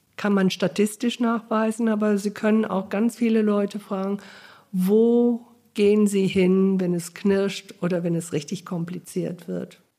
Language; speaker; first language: German; early bilingual, other home language; English